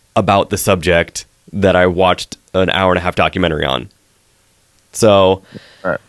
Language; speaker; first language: English; native; English